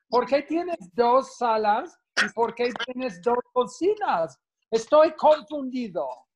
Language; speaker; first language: Spanish; non-native, fluent; English